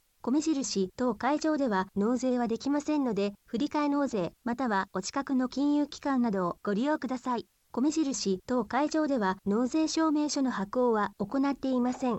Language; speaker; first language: Japanese; native; Japanese